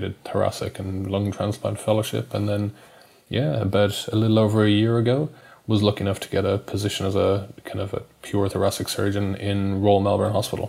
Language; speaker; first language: English; native; English